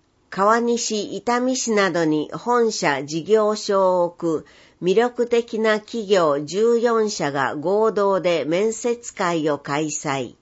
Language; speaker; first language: Japanese; native; Japanese